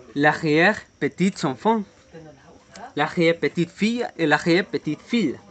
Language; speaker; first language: French; non-native, learner; Spanish